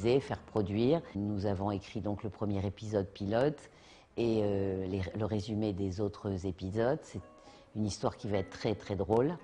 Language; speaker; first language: French; native; French